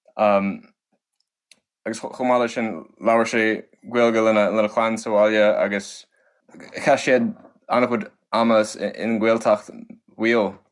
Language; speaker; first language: Irish; non-native, fluent; English